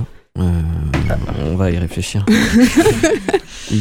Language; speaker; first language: French; native; French